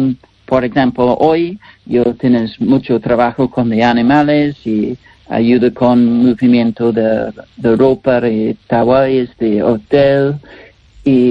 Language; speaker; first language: Spanish; non-native, learner; English